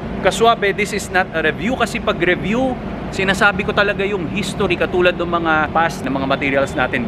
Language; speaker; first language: Filipino; native; Filipino